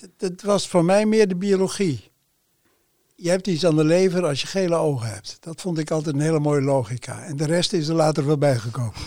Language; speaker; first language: Dutch; native; Dutch